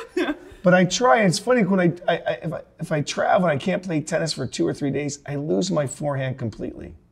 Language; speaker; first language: English; native; English